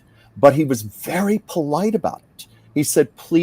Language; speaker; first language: English; native; English